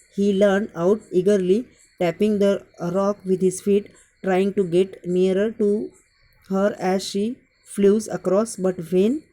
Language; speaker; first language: English; non-native, local second language; Marathi